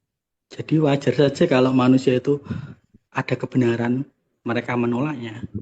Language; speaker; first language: Indonesian; native; Indonesian